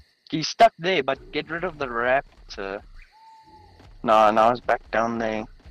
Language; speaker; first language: English; non-native, local second language; Afrikaans